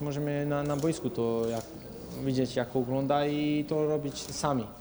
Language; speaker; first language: Polish; non-native, learner; Serbian